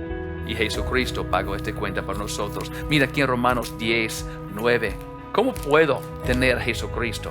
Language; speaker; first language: Spanish; non-native, fluent; English